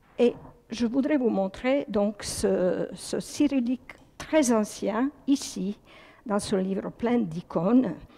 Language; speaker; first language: French; early bilingual, other home language; Croatian